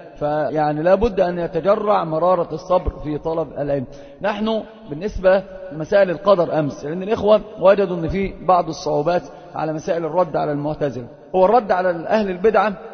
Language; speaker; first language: Arabic; native; Arabic